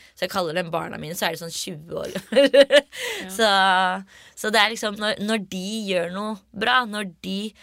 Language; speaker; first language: Norwegian; early bilingual, other home language; Urdu